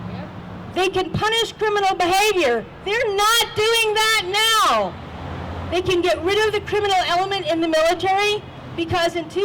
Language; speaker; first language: English; native; English